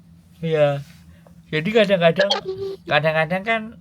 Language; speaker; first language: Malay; non-native, local second language; Javanese